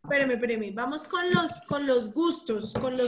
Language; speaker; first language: Spanish; native; Spanish